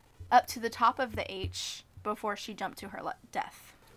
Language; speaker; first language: English; native; English